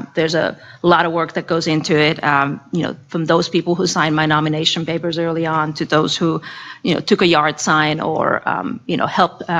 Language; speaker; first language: English; non-native, fluent; Finnish